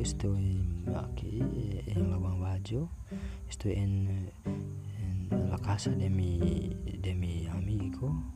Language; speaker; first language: Spanish; non-native, learner; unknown